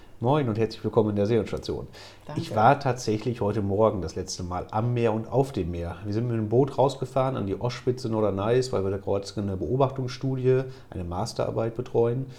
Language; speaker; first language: German; native; German